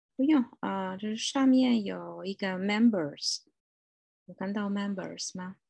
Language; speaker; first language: Chinese; non-native, fluent; Italian